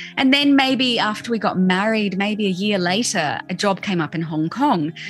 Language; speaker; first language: English; native; English